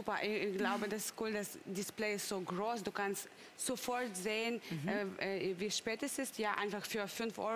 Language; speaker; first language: German; non-native, learner; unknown